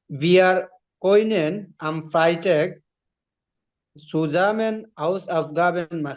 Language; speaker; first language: German; non-native, learner; Bangla